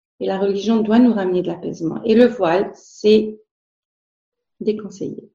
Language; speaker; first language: French; non-native, local second language; Arabic